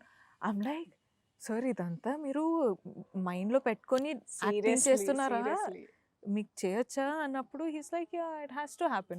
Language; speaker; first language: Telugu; non-native, local second language; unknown